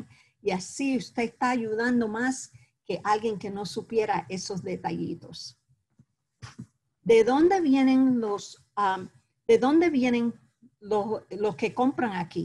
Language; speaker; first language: Spanish; early bilingual, heritage; Spanish